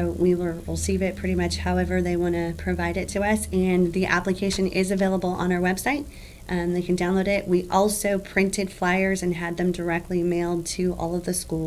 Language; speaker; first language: English; native; English